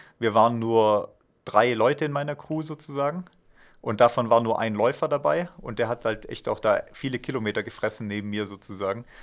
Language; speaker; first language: German; native; German